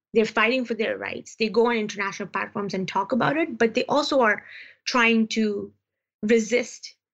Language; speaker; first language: English; non-native, local second language; Uzbek